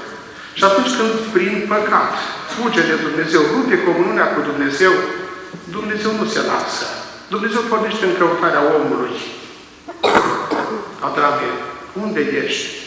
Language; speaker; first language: Romanian; native; Romanian